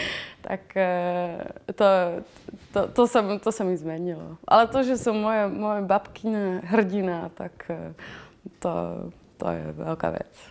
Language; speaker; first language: Slovak; non-native, fluent; Dutch